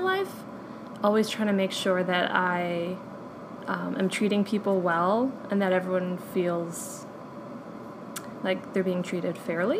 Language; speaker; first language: English; native; English